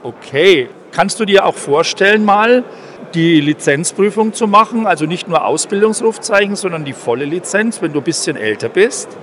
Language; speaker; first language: German; native; German